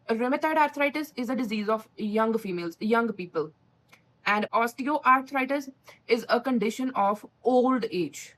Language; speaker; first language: English; non-native, local second language; Punjabi